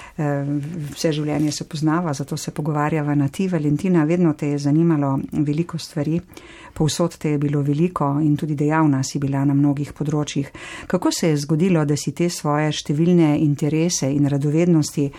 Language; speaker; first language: Slovenian; native; Slovenian